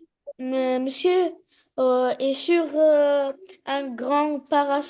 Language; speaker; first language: French; non-native, learner; Arabic